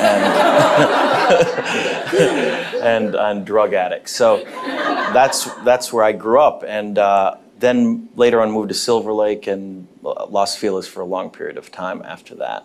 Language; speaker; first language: English; native; English